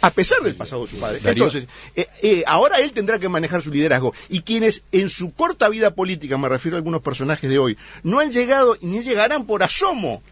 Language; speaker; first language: Spanish; native; Spanish